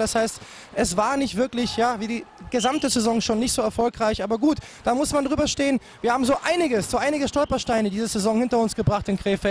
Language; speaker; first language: German; native; German